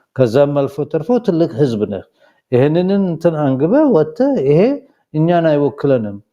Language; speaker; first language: Amharic; non-native, local second language; Somali